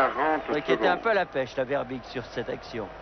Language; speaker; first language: French; native; French